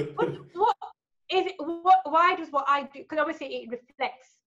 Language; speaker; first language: English; early bilingual, other home language; Hindi